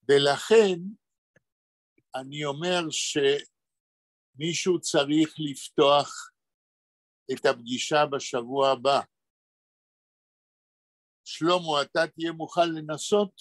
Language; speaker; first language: Hebrew; non-native, fluent; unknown